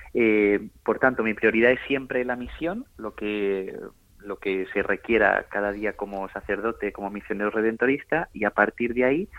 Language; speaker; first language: Spanish; native; Spanish